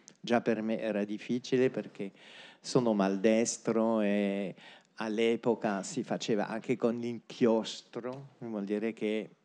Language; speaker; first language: Italian; non-native, fluent; French